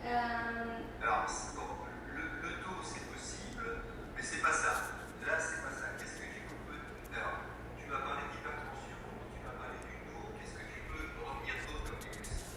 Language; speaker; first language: French; native; French